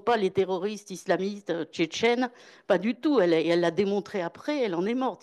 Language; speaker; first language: French; native; French